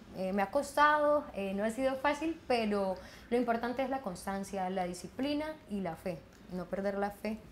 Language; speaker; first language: Spanish; native; Spanish